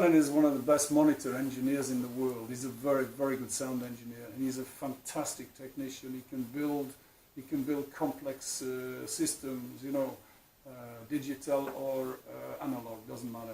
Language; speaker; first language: English; non-native, fluent; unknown